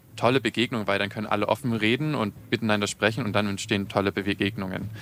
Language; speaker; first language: German; native; German